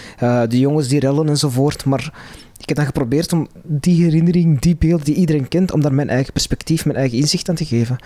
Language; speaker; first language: Dutch; non-native, local second language; Arabic